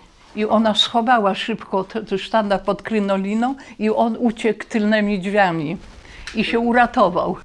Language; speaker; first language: Polish; early bilingual, heritage; Polish